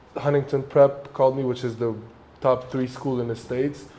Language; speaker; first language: English; early bilingual, other home language; French